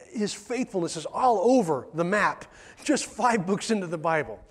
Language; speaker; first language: English; native; English